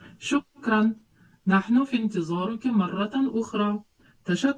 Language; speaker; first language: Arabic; non-native, learner; Tajik